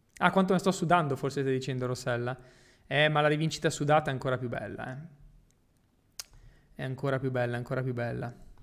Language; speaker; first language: Italian; native; Italian